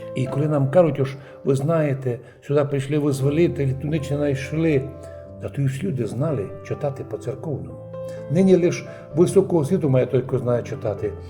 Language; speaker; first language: Ukrainian; native; Ukrainian